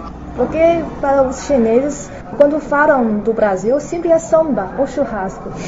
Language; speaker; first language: Portuguese; non-native, fluent; Chinese